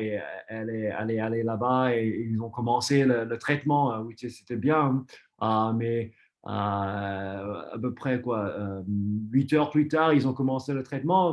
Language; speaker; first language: French; non-native, fluent; English